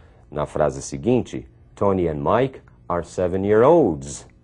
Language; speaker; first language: English; non-native, fluent; Portuguese